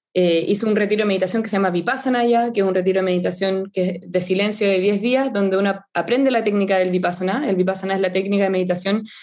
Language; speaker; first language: Spanish; native; Spanish